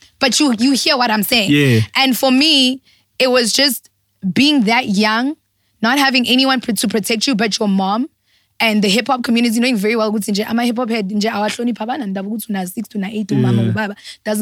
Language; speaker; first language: English; non-native, local second language; Zulu